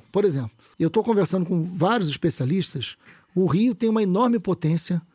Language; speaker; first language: Portuguese; native; Portuguese